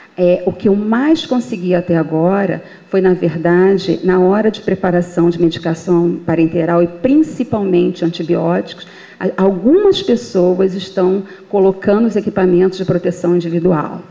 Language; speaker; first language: Portuguese; native; Portuguese